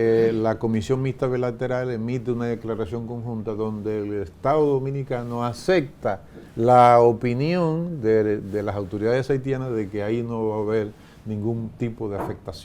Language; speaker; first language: Spanish; native; Spanish